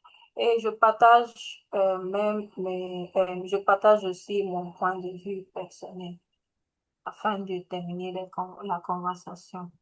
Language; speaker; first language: French; non-native, learner; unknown